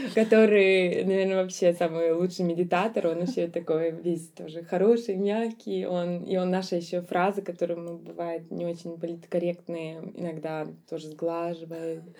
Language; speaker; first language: Russian; early bilingual, heritage; Russian